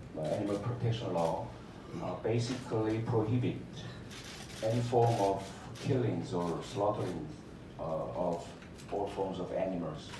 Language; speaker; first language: English; non-native, fluent; Korean